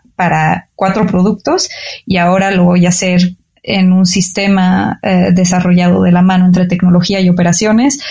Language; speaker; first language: Spanish; native; Spanish